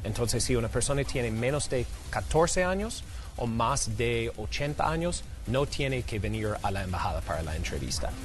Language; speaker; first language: Spanish; non-native, fluent; English